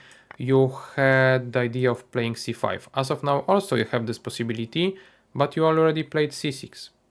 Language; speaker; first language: English; non-native, fluent; Polish